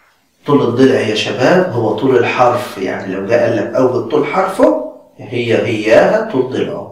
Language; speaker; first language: Arabic; native; Arabic